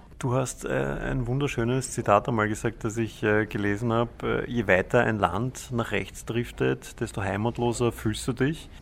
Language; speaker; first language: German; native; German